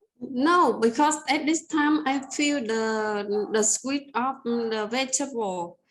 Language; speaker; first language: English; non-native, learner; Vietnamese